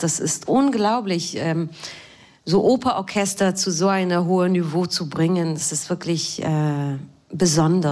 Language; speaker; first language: German; non-native, fluent; Hebrew